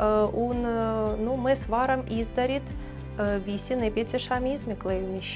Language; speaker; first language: Latvian; non-native, learner; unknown